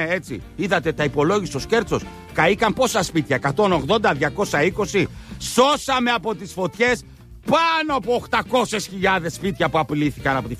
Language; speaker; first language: Greek; native; Greek